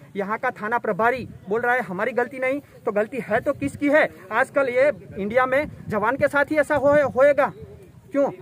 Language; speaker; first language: Hindi; non-native, local second language; Gujarati